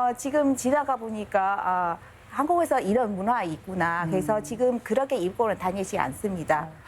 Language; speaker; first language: Korean; non-native, fluent; Vietnamese